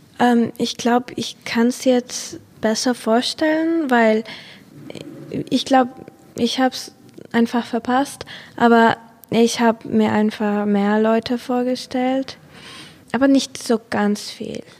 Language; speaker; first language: German; non-native, fluent; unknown